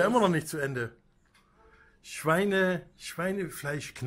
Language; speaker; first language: German; native; German